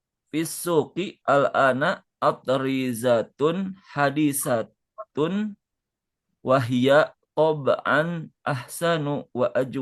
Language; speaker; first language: Arabic; non-native, learner; Indonesian